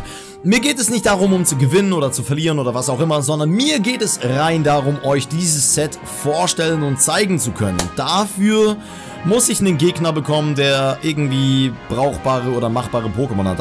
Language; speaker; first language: German; native; German